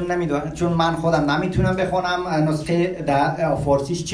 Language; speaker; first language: Persian; early bilingual, heritage; Persian